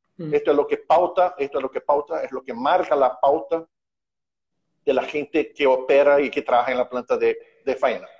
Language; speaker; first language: Spanish; non-native, fluent; Portuguese